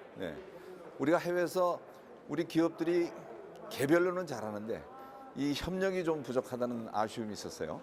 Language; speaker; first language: Korean; native; Korean